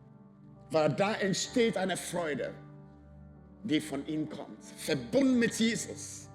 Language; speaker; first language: German; non-native, fluent; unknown